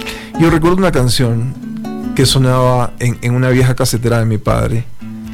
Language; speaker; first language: Spanish; native; Spanish